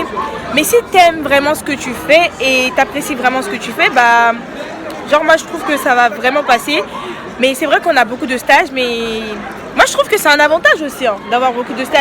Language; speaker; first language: French; native; French